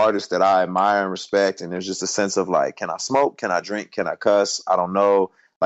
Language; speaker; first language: English; native; English